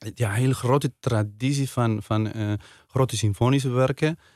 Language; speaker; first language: Dutch; non-native, fluent; Spanish